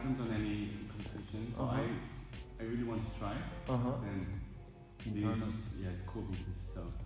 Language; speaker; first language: English; non-native, fluent; Korean